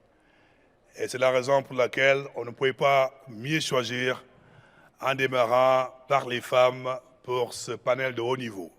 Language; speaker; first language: French; non-native, local second language; Wolof